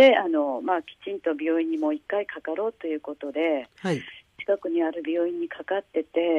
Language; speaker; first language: Japanese; native; Japanese